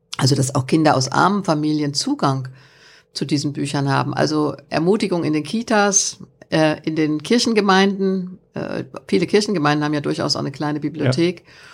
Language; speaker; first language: German; native; German